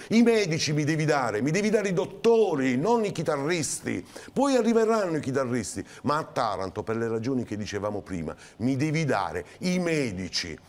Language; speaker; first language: Italian; native; Italian